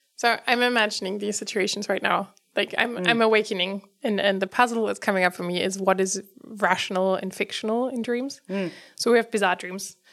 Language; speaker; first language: English; non-native, fluent; German